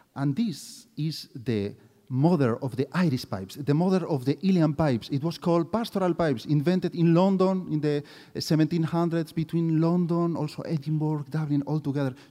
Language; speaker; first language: English; non-native, fluent; Spanish